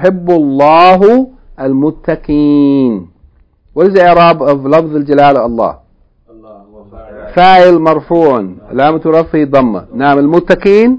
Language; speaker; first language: Arabic; non-native, fluent; English